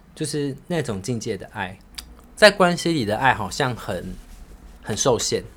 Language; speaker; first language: Chinese; native; Chinese